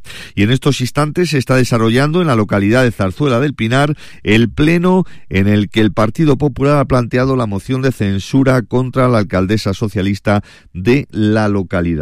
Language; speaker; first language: Spanish; native; Spanish